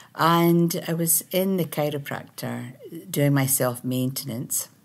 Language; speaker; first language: English; native; English